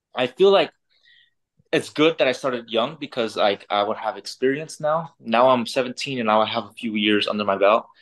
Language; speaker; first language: English; native; English